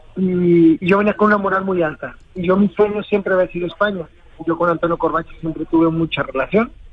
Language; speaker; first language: Spanish; native; Spanish